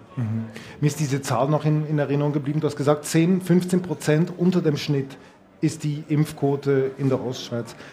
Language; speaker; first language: German; native; German